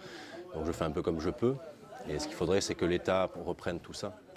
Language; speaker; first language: French; native; French